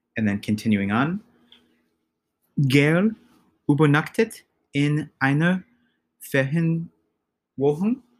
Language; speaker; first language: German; non-native, learner; English